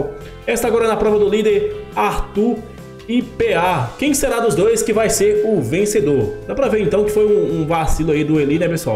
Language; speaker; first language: Portuguese; native; Portuguese